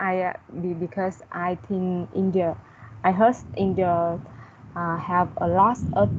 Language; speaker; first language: English; non-native, learner; Vietnamese